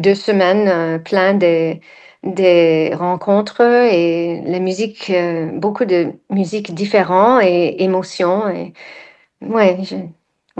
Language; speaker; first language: French; non-native, learner; English